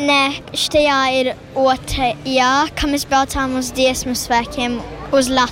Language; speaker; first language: Latvian; early bilingual, heritage; Latvian